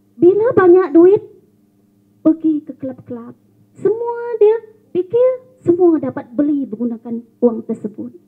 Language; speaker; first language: Malay; non-native, local second language; Iban